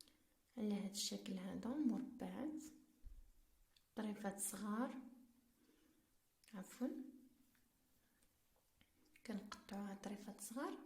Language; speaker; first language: Arabic; native; Arabic